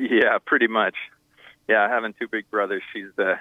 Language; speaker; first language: English; native; English